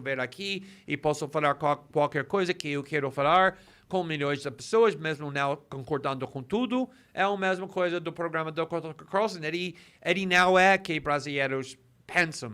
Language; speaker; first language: Portuguese; non-native, fluent; English